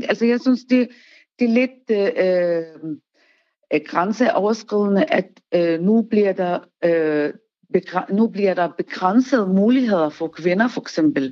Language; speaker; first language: Danish; non-native, fluent; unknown